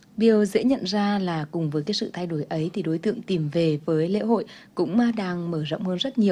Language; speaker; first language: Vietnamese; native; Vietnamese